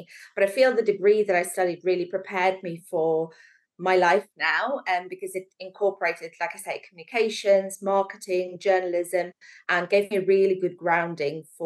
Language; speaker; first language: English; native; English